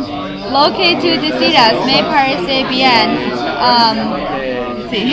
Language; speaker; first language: Spanish; non-native, learner; English